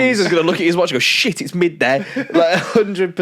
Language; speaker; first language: English; native; English